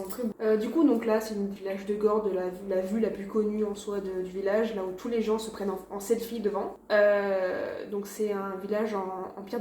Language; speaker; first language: French; native; French